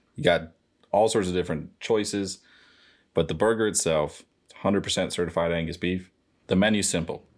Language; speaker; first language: English; native; English